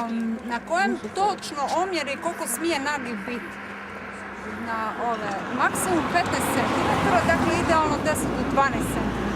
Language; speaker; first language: Croatian; native; Croatian